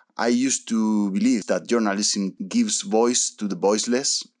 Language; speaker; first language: English; early bilingual, other home language; Spanish